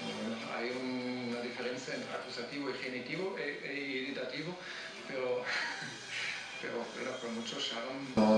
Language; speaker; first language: Spanish; non-native, fluent; German